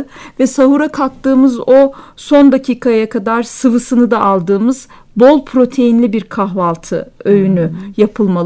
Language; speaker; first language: Turkish; native; Turkish